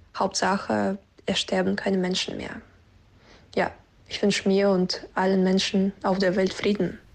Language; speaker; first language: German; non-native, fluent; Russian